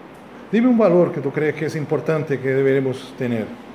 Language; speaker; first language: Spanish; non-native, fluent; Portuguese